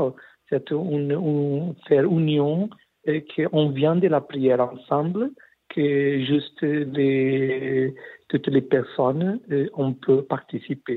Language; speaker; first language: French; non-native, learner; Portuguese